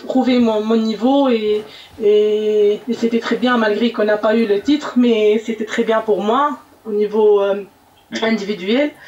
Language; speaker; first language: French; non-native, local second language; Arabic